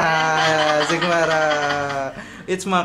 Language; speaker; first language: Dutch; non-native, learner; Indonesian